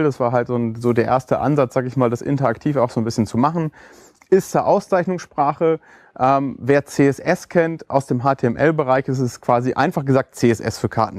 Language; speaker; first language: German; native; German